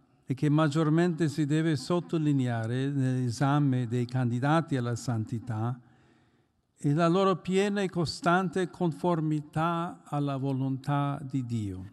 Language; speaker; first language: Italian; non-native, fluent; English